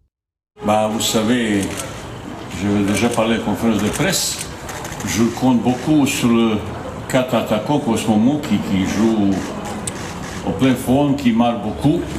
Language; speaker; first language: French; non-native, fluent; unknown